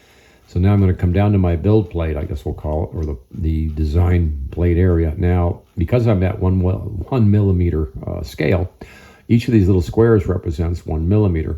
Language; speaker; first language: English; native; English